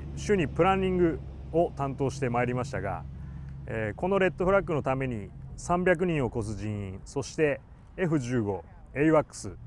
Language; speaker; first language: Japanese; native; Japanese